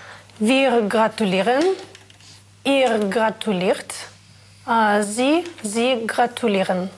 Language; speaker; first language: German; non-native, learner; Russian